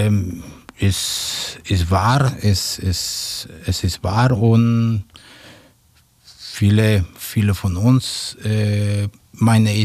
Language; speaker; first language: German; non-native, fluent; Spanish